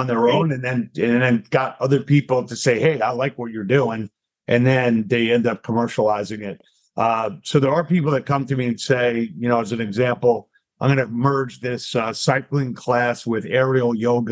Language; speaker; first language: English; native; English